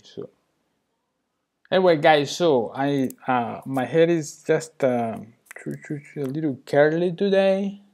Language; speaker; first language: English; non-native, learner; Spanish